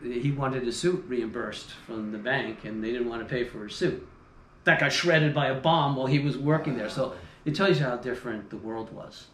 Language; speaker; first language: English; native; English